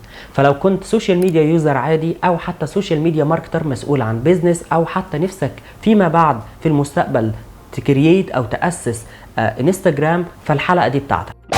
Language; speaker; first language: Arabic; native; Arabic